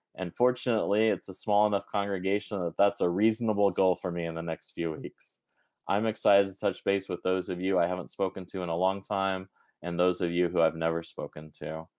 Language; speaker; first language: English; native; English